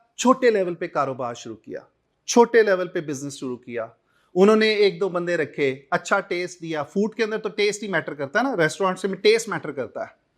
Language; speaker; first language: Urdu; non-native, local second language; Punjabi